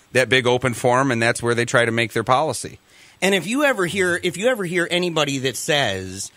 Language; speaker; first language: English; native; English